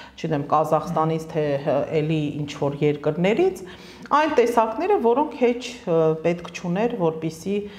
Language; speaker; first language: Armenian; native; Armenian